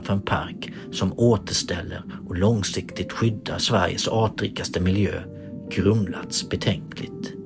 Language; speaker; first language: Swedish; native; Swedish